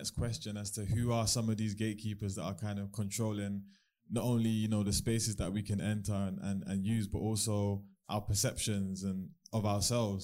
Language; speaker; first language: English; native; English